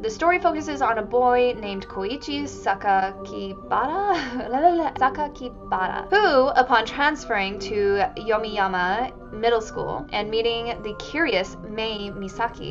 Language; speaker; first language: English; native; English